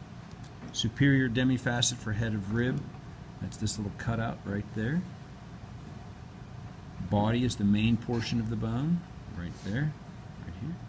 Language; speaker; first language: English; native; English